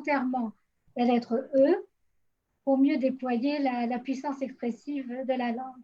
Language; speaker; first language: French; native; French